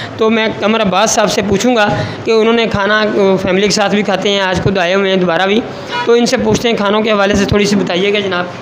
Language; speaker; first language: Hindi; non-native, local second language; Punjabi